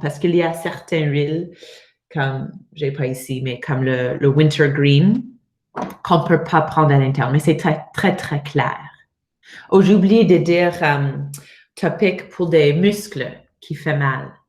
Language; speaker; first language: French; non-native, learner; English